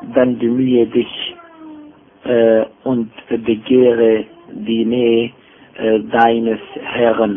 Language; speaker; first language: German; non-native, fluent; Arabic